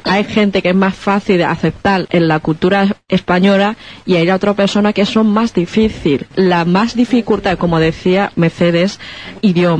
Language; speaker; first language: Spanish; non-native, learner; Chinese